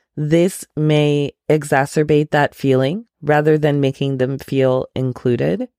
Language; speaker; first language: English; non-native, local second language; Akan